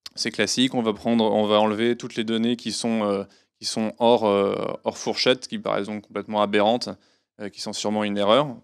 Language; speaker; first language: French; native; French